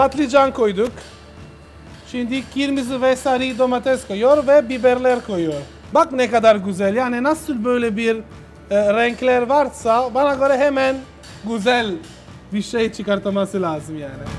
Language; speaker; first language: Turkish; non-native, learner; Italian